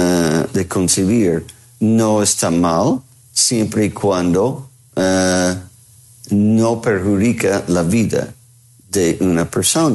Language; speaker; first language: Spanish; non-native, fluent; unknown